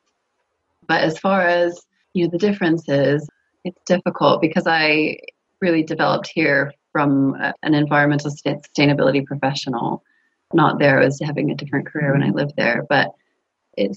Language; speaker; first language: English; native; English